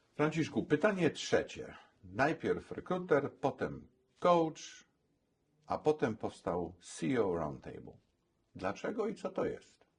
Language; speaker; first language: Polish; native; Polish